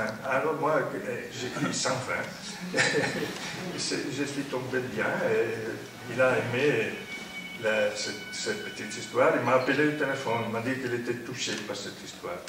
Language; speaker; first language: French; non-native, fluent; Italian